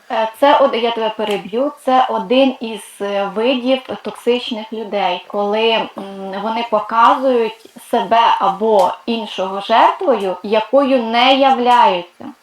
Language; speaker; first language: Ukrainian; non-native, local second language; Russian